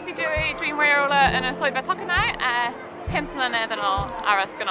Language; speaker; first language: Welsh; non-native, learner; English